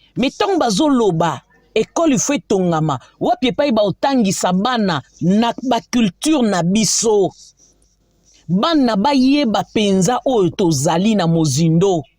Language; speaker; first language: Lingala; native; Lingala